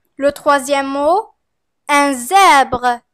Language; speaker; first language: French; non-native, fluent; Arabic